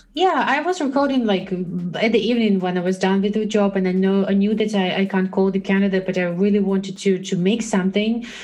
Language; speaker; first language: English; non-native, fluent; Russian